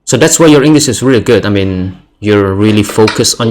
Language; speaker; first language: English; non-native, fluent; Indonesian